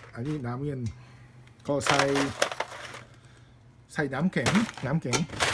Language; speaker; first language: Thai; non-native, learner; Japanese